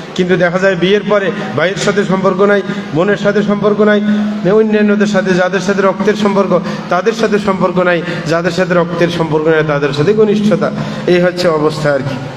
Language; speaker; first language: Bangla; native; Bangla